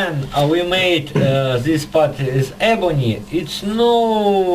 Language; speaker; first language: English; non-native, learner; Russian